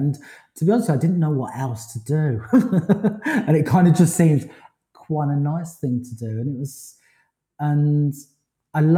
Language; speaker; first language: English; native; English